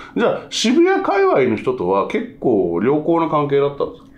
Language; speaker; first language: Japanese; native; Japanese